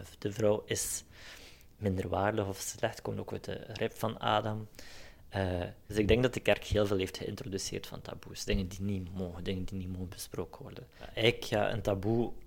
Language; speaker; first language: Dutch; native; Dutch